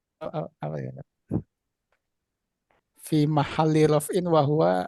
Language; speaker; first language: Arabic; non-native, learner; Indonesian